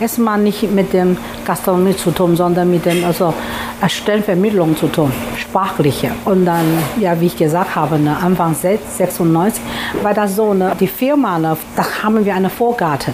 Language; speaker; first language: German; non-native, fluent; Chinese